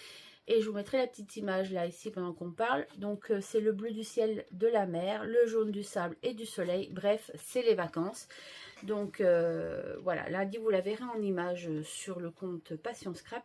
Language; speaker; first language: French; native; French